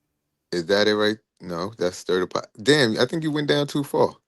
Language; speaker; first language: English; native; English